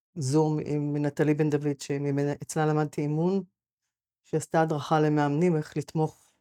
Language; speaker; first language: Hebrew; native; Hebrew